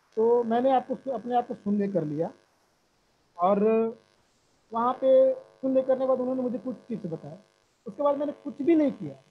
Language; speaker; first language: Hindi; native; Hindi